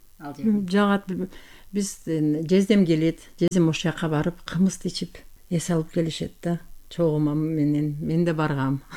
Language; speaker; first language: Kyrgyz; non-native, local second language; Turkish